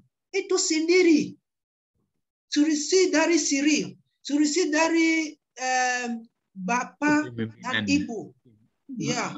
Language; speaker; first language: Indonesian; non-native, learner; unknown